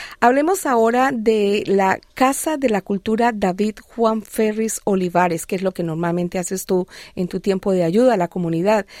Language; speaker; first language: Spanish; native; Spanish